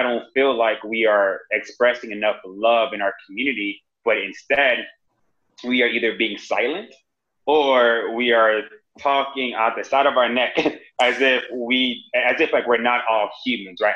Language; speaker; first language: English; native; English